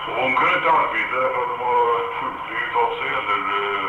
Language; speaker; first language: Swedish; non-native, fluent; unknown